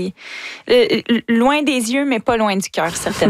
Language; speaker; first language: French; native; French